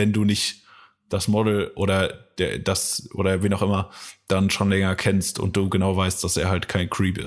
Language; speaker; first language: German; native; German